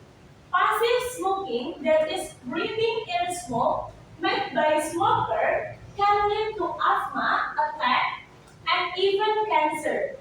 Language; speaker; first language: English; non-native, learner; Indonesian